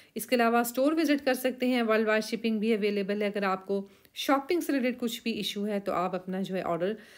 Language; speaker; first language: Urdu; native; Urdu